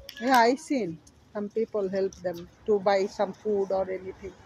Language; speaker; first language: English; non-native, learner; Bangla